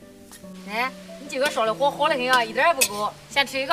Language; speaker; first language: Chinese; native; Chinese